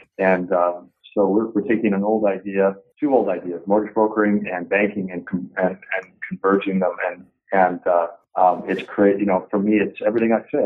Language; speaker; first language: English; native; English